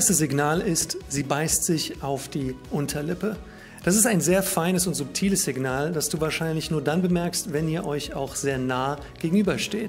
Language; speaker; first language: German; native; German